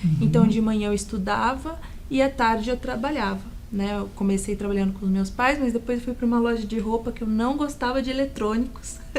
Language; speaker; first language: Portuguese; native; Portuguese